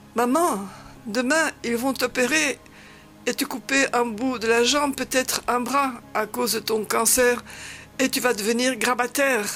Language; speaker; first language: French; non-native, fluent; Dutch